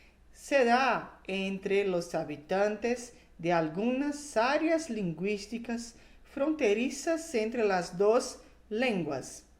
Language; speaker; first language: Spanish; non-native, fluent; Portuguese